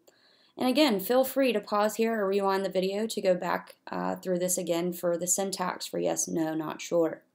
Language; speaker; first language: English; native; English